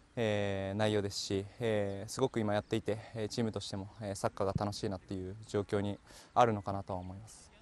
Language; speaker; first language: Japanese; native; Japanese